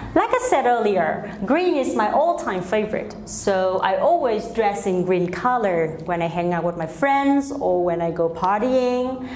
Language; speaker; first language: English; non-native, fluent; Vietnamese